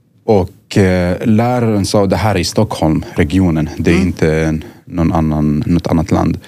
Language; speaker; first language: Swedish; non-native, fluent; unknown